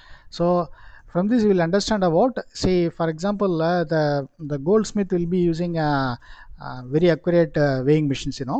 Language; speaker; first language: English; non-native, local second language; Tamil